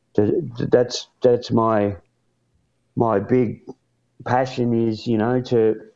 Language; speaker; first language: English; native; English